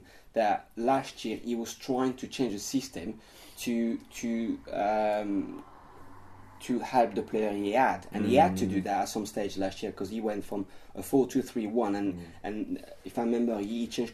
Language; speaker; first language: English; non-native, fluent; French